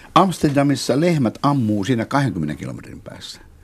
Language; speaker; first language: Finnish; native; Finnish